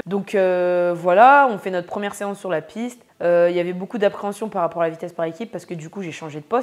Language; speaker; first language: French; native; French